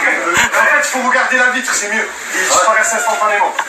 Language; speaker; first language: French; native; French